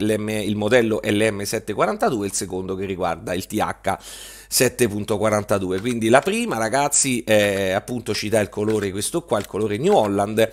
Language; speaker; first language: Italian; native; Italian